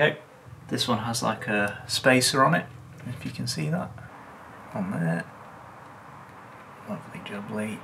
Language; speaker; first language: English; native; English